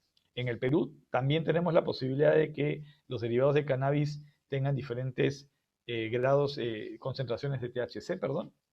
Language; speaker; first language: Spanish; native; Spanish